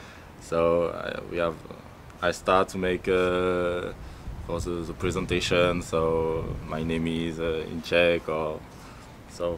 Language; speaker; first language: English; non-native, learner; French